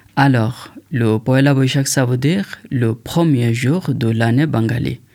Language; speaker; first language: French; non-native, learner; Bangla